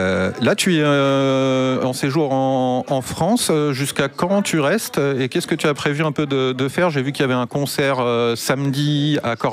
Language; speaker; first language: French; native; French